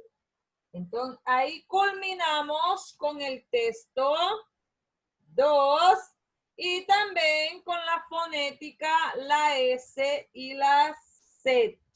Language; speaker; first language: Spanish; non-native, learner; Portuguese